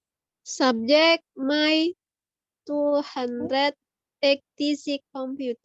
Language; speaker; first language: English; non-native, learner; Indonesian